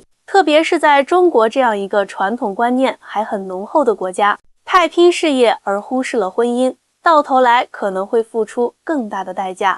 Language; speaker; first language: Chinese; native; Chinese